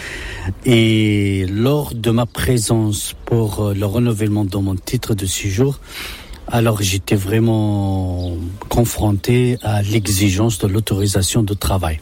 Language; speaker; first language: French; non-native, local second language; Arabic